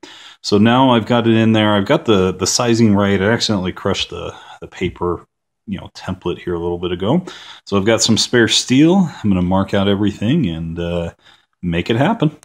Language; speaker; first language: English; native; English